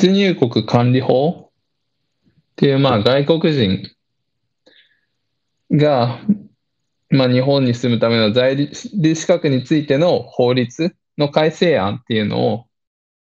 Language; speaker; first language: Japanese; early bilingual, other home language; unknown